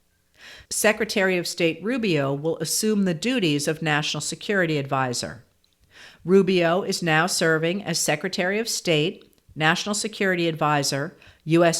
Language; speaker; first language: English; native; English